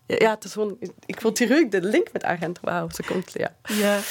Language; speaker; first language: Dutch; non-native, fluent; English